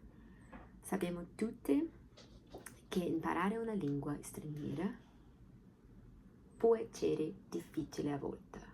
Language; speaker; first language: Italian; non-native, learner; Portuguese